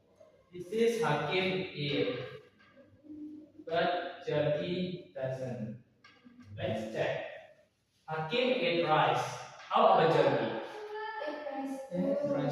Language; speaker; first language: English; non-native, learner; Indonesian